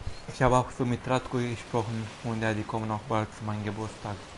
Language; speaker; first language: German; non-native, fluent; Romanian